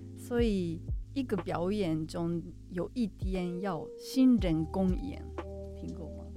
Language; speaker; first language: Chinese; non-native, fluent; Japanese